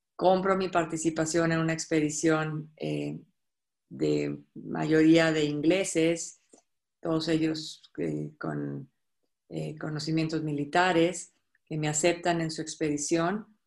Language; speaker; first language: Spanish; native; Spanish